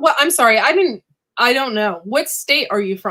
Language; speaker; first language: English; native; English